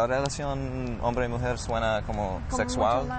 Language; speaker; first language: Spanish; non-native, fluent; English